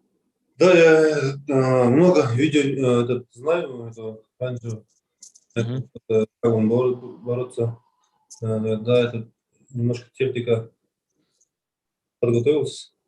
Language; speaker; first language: Russian; non-native, learner; Kazakh